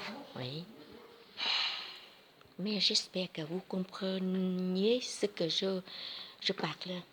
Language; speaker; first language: French; non-native, learner; Vietnamese